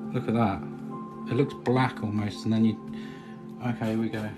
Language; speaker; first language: English; native; English